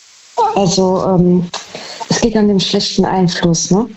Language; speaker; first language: German; native; German